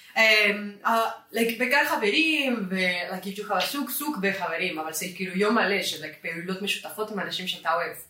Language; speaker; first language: Hebrew; non-native, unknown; Spanish